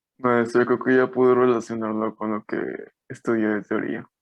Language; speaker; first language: Spanish; native; Spanish